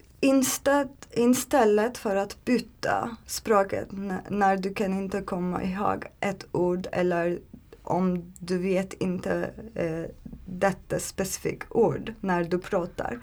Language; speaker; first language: Swedish; non-native, learner; Turkish